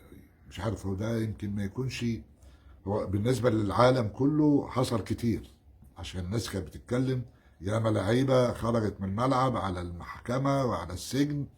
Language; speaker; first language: Arabic; native; Arabic